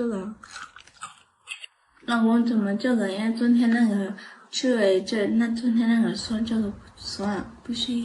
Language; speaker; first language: Chinese; non-native, learner; Lao